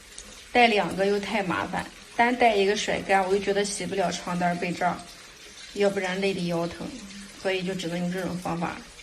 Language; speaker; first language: Chinese; native; Chinese